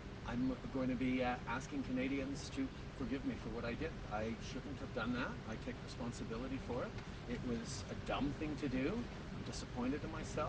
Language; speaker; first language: English; native; English